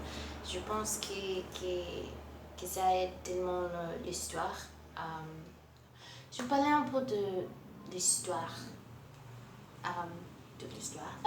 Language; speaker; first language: French; non-native, learner; Portuguese